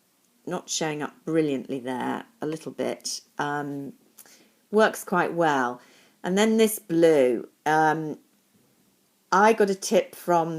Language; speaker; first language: English; native; English